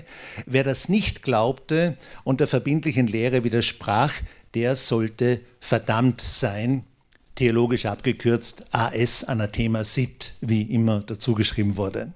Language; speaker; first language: German; native; German